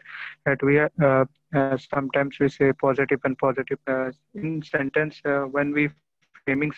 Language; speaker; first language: English; non-native, learner; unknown